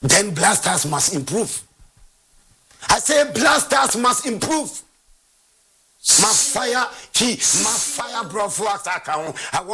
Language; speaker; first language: English; non-native, local second language; Akan